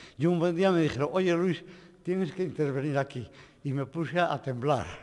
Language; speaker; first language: Spanish; native; Spanish